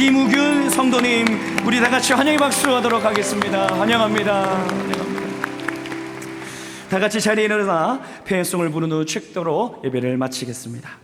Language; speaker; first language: Korean; native; Korean